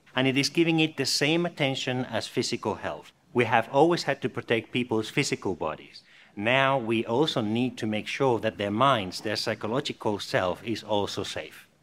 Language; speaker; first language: English; non-native, fluent; Spanish